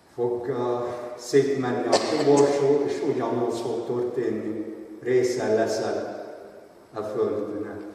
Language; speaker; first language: Hungarian; non-native, fluent; Arabic